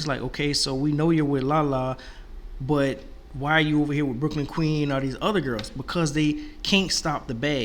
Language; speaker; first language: English; native; English